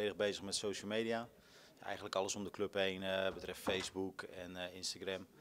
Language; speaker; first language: Dutch; native; Dutch